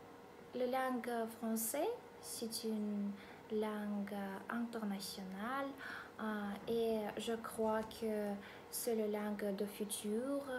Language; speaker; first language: French; non-native, learner; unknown